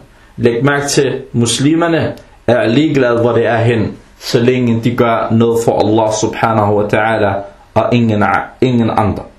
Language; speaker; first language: Danish; early bilingual, other home language; Arabic